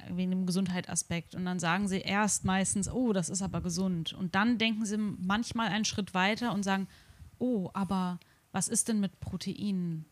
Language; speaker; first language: German; native; German